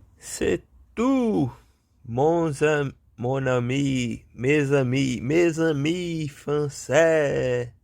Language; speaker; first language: French; non-native, learner; Portuguese